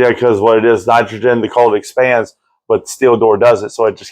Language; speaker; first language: English; native; English